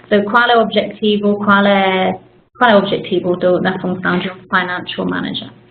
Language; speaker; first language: Portuguese; non-native, fluent; English